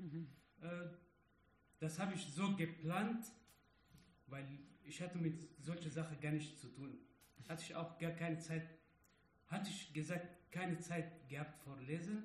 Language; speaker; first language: German; non-native, learner; Arabic